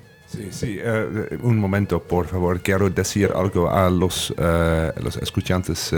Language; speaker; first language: Spanish; non-native, learner; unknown